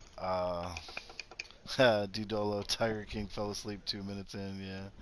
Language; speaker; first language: English; native; English